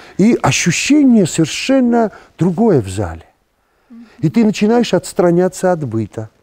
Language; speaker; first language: Russian; non-native, local second language; Georgian